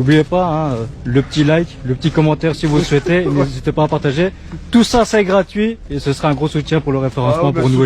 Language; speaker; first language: French; native; French